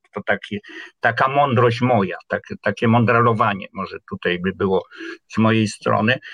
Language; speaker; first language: Polish; native; Polish